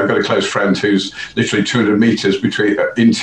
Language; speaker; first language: English; native; English